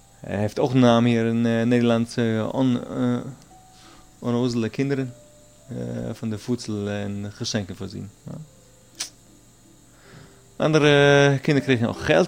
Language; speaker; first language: Dutch; non-native, learner; German